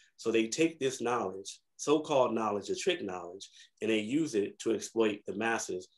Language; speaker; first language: English; native; English